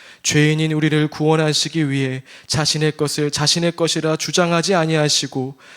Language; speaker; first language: Korean; native; Korean